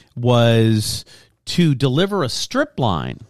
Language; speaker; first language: English; native; English